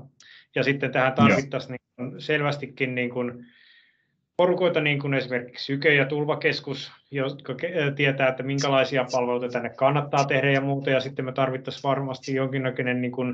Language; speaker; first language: Finnish; native; Finnish